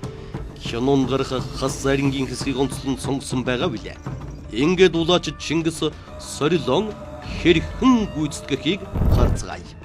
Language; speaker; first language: Mongolian; native; Mongolian